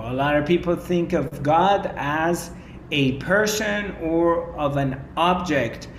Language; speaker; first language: English; non-native, fluent; Persian